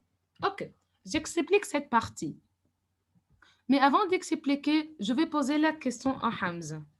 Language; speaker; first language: French; non-native, fluent; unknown